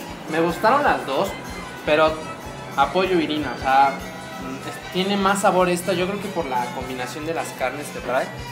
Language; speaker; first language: Spanish; native; Spanish